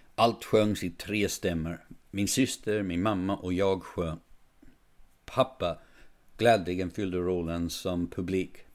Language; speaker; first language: Swedish; non-native, fluent; English